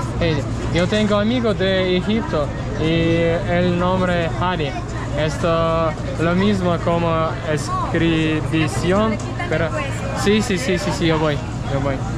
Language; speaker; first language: Spanish; non-native, learner; Russian